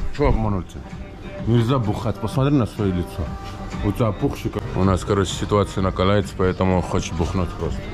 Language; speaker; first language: Russian; non-native, fluent; Georgian